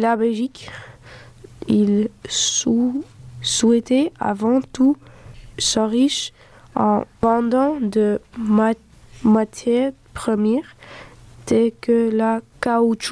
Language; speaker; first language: French; early bilingual, other home language; Dutch